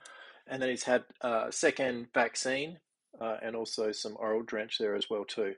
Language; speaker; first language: English; native; English